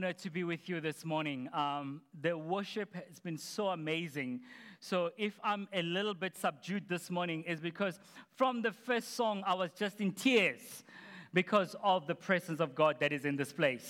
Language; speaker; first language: English; non-native, local second language; Tswana